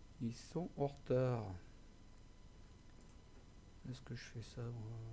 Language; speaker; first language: French; native; French